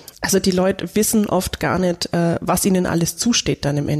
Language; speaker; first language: German; native; German